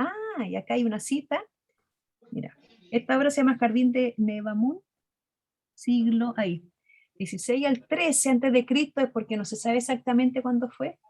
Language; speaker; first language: Spanish; native; Spanish